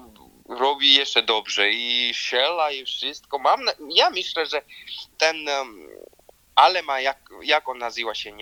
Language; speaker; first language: Polish; non-native, learner; Georgian